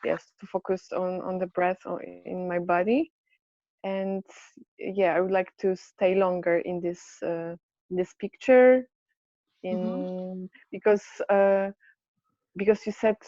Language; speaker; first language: English; non-native, learner; Polish